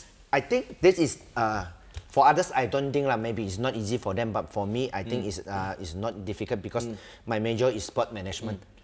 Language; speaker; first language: English; non-native, local second language; Malay